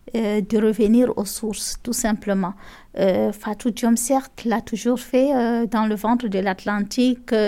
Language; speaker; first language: French; non-native, local second language; Fula